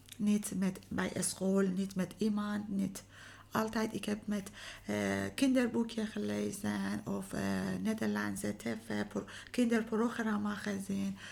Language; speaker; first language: Dutch; non-native, learner; Persian